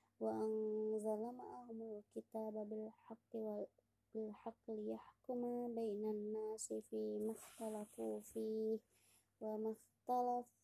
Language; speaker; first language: Arabic; non-native, learner; Indonesian